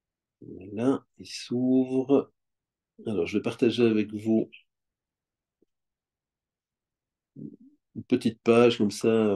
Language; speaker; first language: French; native; French